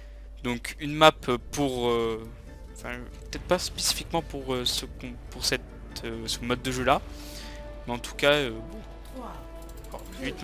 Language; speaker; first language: French; native; French